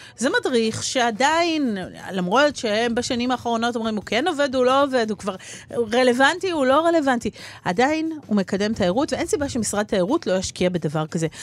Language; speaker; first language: Hebrew; native; Hebrew